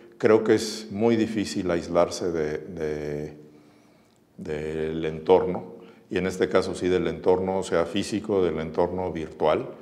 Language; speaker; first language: Spanish; native; Spanish